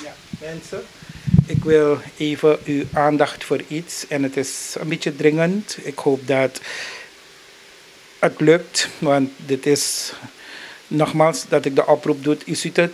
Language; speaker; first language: Dutch; native; Dutch